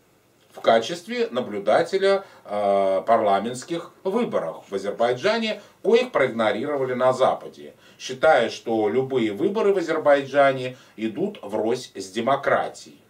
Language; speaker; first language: Russian; native; Russian